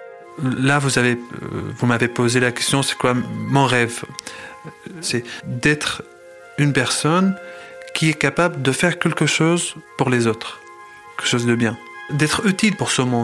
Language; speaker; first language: French; non-native, fluent; Arabic